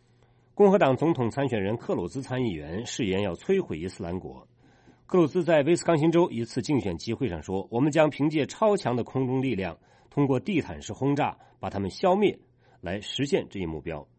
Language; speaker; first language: Chinese; native; Chinese